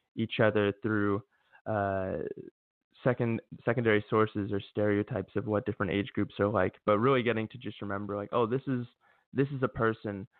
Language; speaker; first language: English; native; English